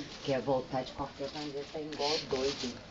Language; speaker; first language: Portuguese; native; Portuguese